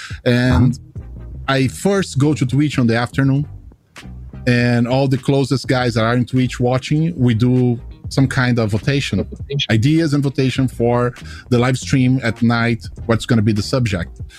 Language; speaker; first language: English; non-native, fluent; Portuguese